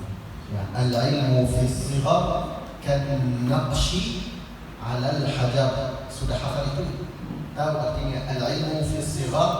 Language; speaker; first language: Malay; non-native, learner; Arabic